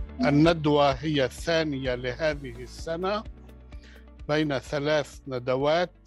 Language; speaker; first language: Arabic; native; Arabic